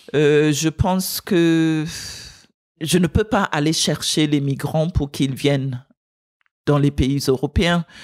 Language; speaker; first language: French; non-native, fluent; English